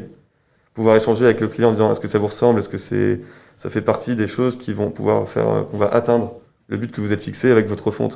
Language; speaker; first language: French; native; French